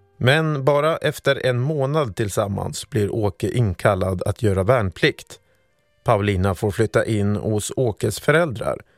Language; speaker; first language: Swedish; native; Swedish